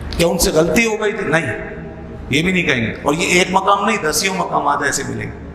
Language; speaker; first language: Urdu; native; Urdu